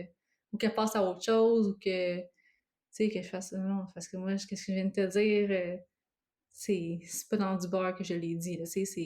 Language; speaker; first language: French; native; French